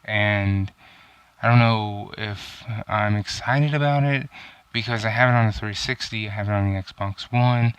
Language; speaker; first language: English; native; English